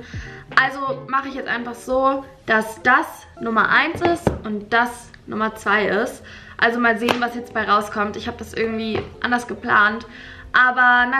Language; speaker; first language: German; native; German